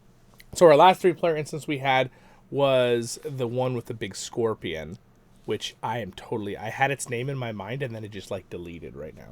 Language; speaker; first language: English; native; English